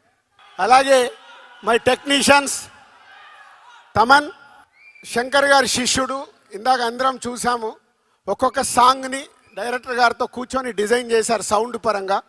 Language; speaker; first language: Telugu; native; Telugu